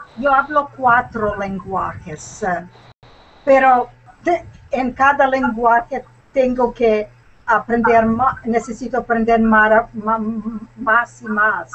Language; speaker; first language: Spanish; non-native, learner; Serbian